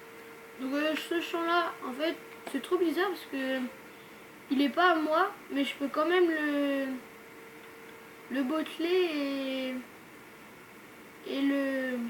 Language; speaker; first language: French; native; French